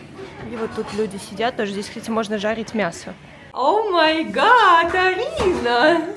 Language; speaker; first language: Russian; native; Russian